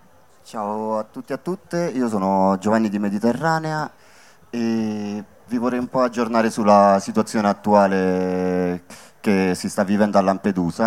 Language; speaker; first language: Italian; native; Italian